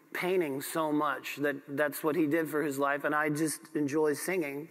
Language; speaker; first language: English; native; English